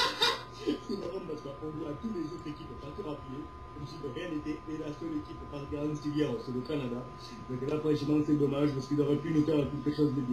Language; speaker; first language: French; native; French